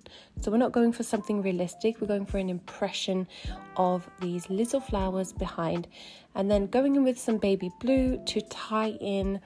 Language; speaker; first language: English; native; English